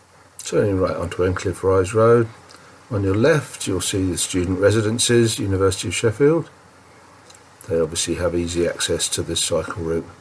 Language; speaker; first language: English; native; English